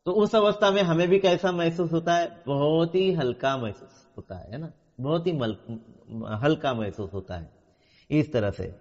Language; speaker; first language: Hindi; non-native, local second language; Marathi